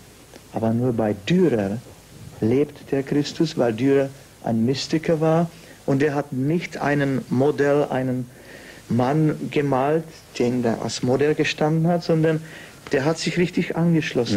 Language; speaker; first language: German; non-native, fluent; Czech